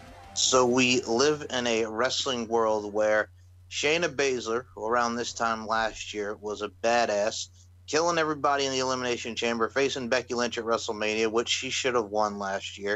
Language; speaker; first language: English; native; English